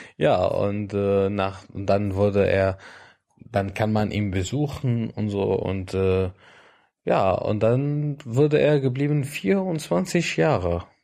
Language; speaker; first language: German; non-native, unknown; Arabic